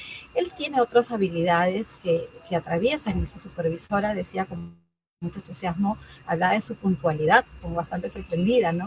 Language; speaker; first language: Spanish; native; Spanish